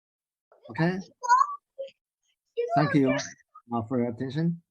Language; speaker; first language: English; non-native, learner; Chinese